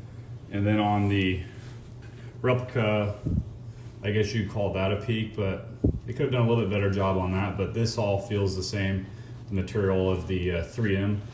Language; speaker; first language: English; native; English